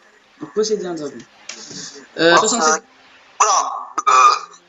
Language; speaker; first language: French; native; French